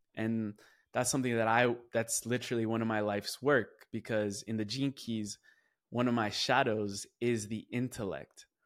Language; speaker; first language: English; native; English